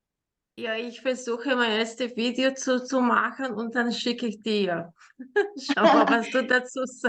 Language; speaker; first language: German; non-native, learner; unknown